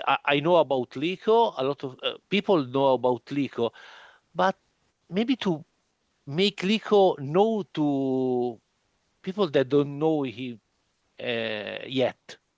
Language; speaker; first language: English; non-native, learner; Italian